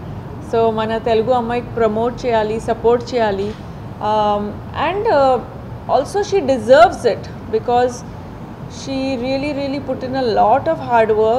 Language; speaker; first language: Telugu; non-native, learner; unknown